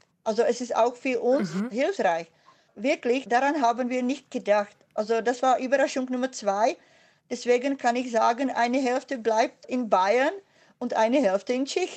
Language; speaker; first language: German; non-native, fluent; Czech